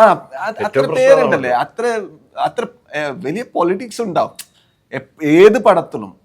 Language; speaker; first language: Malayalam; non-native, learner; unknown